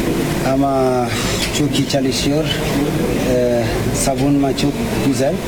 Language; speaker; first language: Turkish; non-native, learner; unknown